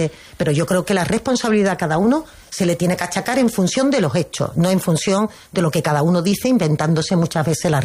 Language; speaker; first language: Spanish; native; Spanish